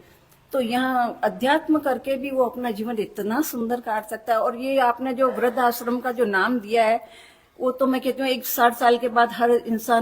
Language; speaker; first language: Hindi; native; Hindi